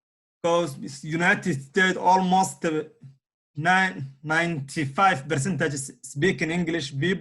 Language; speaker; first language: English; non-native, learner; Somali